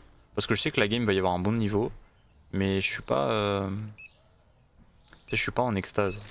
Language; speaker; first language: French; native; French